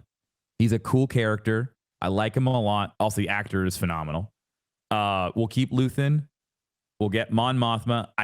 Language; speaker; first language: English; native; English